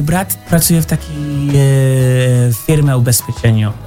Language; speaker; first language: Polish; early bilingual, heritage; English